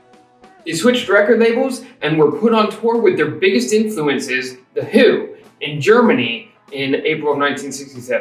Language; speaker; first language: English; native; English